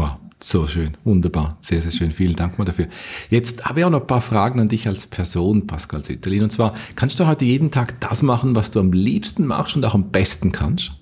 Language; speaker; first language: German; native; German